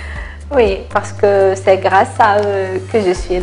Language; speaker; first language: French; non-native, local second language; Kabyle